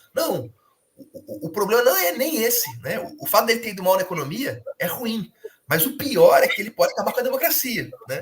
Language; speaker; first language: Portuguese; native; Portuguese